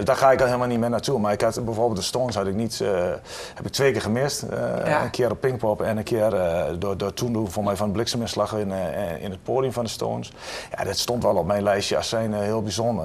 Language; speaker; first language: Dutch; native; Dutch